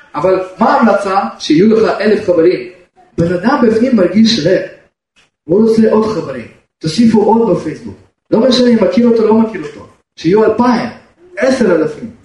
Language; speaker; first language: Hebrew; non-native, fluent; Russian